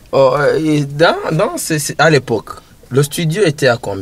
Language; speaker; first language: French; non-native, local second language; Rundi